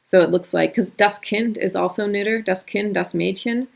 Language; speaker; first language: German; non-native, fluent; English